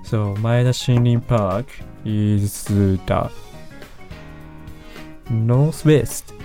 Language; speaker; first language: English; non-native, learner; Japanese